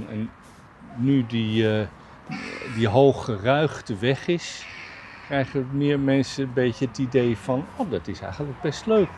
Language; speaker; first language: Dutch; native; Dutch